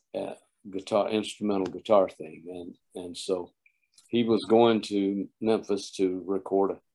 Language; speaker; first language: English; native; English